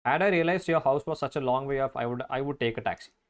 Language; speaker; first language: English; non-native, local second language; Malayalam